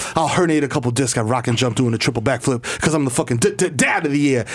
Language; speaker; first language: English; early bilingual, other home language; Spanish